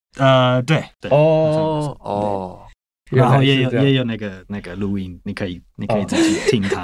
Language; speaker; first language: Chinese; non-native, fluent; English